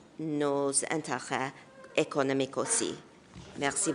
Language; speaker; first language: French; non-native, local second language; English